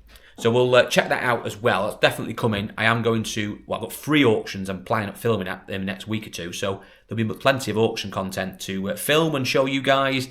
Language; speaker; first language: English; native; English